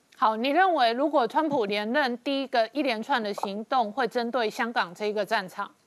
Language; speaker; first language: Chinese; native; Chinese